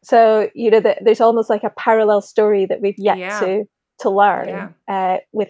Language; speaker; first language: English; native; English